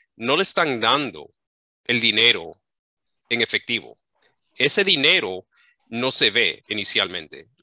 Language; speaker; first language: Spanish; early bilingual, other home language; English